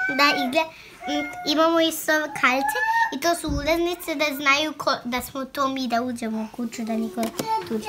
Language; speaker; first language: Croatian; early bilingual, heritage; Croatian